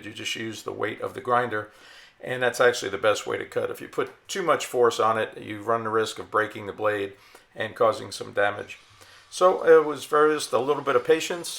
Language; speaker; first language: English; native; English